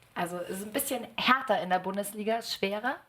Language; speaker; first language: German; native; German